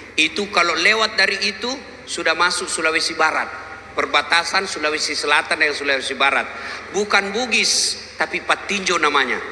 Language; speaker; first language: Indonesian; non-native, local second language; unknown